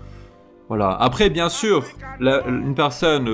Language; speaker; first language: French; native; French